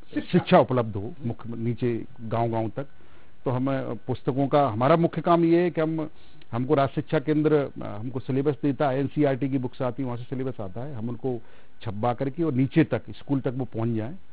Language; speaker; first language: Hindi; native; Hindi